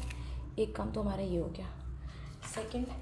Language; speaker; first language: Hindi; native; Hindi